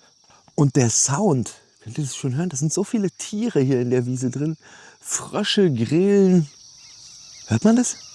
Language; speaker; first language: German; native; German